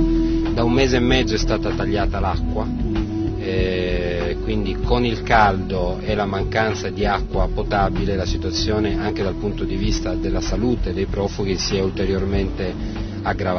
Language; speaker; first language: Italian; native; Italian